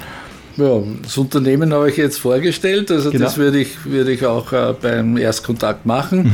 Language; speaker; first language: German; native; German